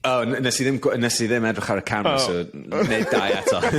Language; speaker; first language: Welsh; non-native, local second language; English